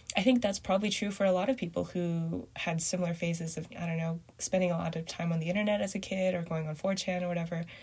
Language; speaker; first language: English; early bilingual, other home language; Chinese